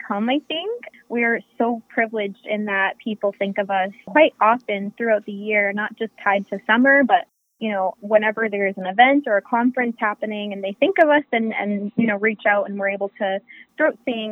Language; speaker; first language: English; native; English